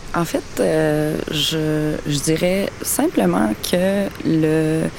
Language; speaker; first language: French; native; French